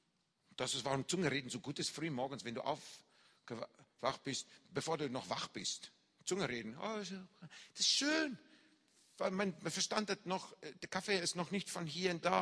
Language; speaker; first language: German; non-native, fluent; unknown